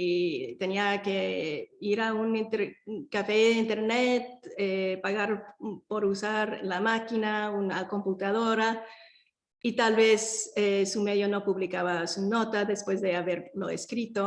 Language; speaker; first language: Spanish; early bilingual, heritage; Spanish